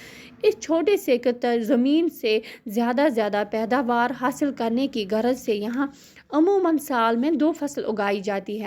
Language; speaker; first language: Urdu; non-native, local second language; Kashmiri